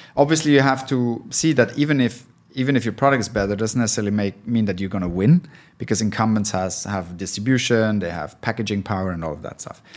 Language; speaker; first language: English; non-native, fluent; German